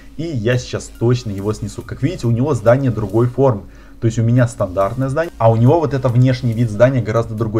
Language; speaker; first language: Russian; native; Russian